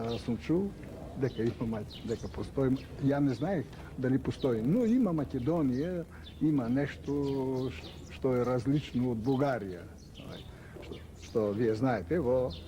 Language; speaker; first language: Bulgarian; non-native, local second language; Macedonian